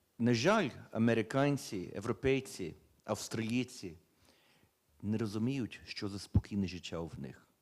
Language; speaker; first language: Ukrainian; early bilingual, heritage; Ukrainian